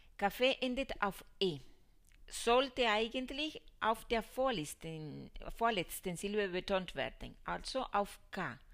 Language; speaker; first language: German; non-native, fluent; Spanish